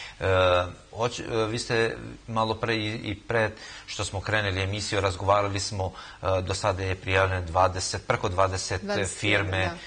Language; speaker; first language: Serbian; non-native, local second language; Albanian